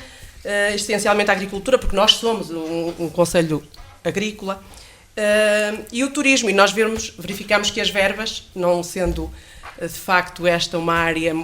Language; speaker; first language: Portuguese; native; Portuguese